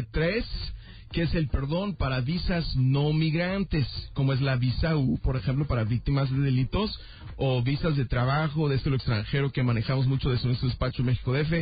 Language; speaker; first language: Spanish; native; Spanish